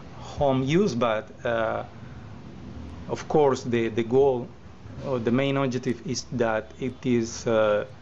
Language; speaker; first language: English; non-native, learner; Spanish